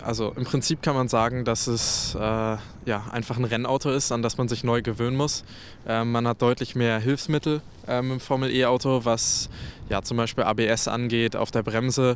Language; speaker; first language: German; native; German